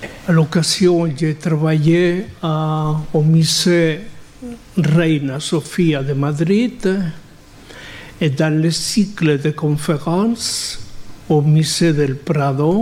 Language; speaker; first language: French; non-native, fluent; Spanish